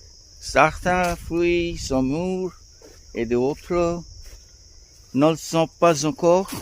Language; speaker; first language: French; non-native, fluent; Bangla